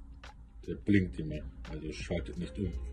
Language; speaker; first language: German; native; German